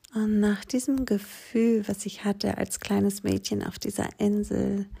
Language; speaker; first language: German; non-native, fluent; Greek